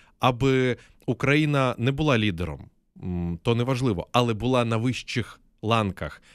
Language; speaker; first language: Ukrainian; native; Ukrainian